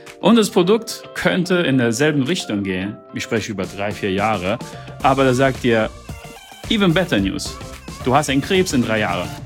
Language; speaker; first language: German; early bilingual, heritage; Italian